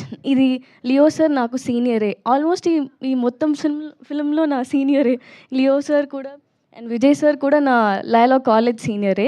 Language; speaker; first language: Telugu; non-native, learner; Tamil